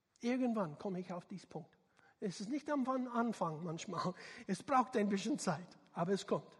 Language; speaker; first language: German; non-native, learner; English